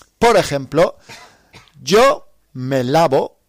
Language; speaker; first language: Spanish; non-native, fluent; English